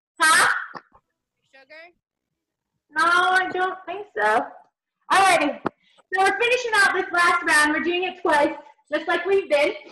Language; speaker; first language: English; native; English